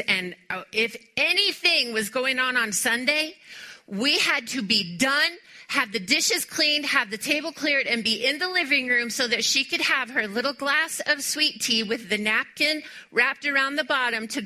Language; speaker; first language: English; native; English